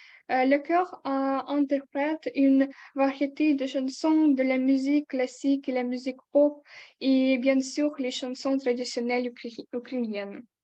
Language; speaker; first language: French; non-native, learner; Ukrainian